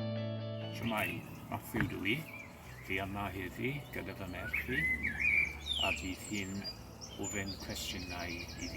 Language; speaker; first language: Welsh; non-native, learner; English